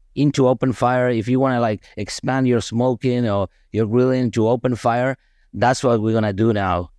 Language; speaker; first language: English; non-native, fluent; Spanish